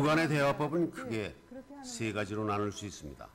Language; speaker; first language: Korean; native; Korean